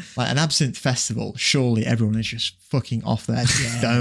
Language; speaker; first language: English; native; English